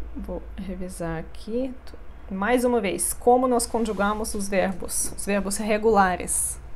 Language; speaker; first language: Portuguese; non-native, fluent; Russian